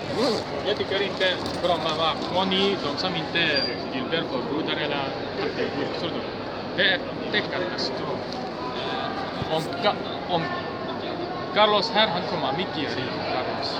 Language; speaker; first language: Swedish; non-native, learner; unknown